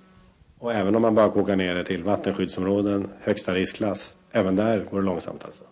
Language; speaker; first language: Swedish; native; Swedish